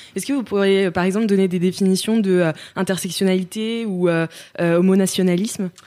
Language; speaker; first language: French; native; French